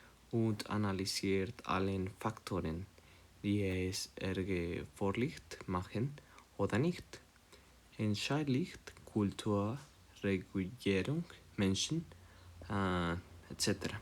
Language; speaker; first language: German; non-native, learner; Spanish